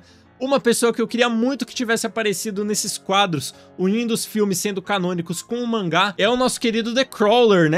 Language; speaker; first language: Portuguese; native; Portuguese